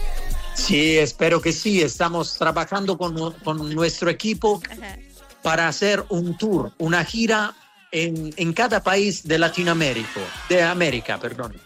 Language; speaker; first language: Spanish; non-native, learner; Italian